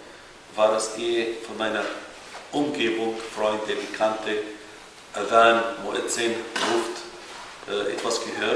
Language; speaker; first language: German; non-native, fluent; Arabic